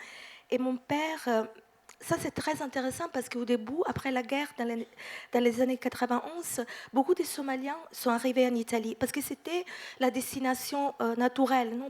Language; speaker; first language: French; non-native, fluent; Italian